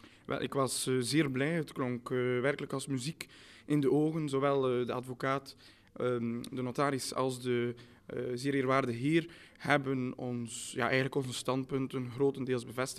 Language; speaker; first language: Dutch; native; Dutch